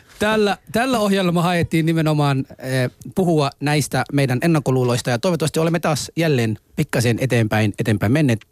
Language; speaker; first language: Finnish; non-native, fluent; Somali